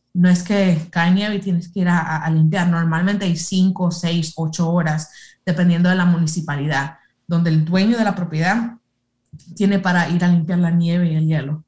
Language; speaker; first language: Spanish; early bilingual, heritage; Spanish